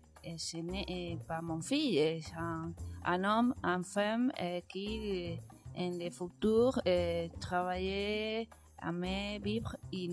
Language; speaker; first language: French; non-native, learner; Spanish